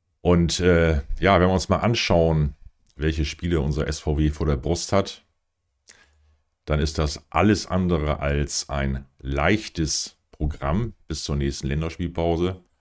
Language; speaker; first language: German; native; German